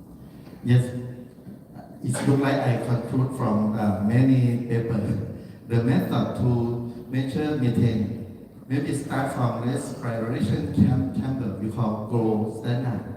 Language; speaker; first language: English; non-native, learner; Thai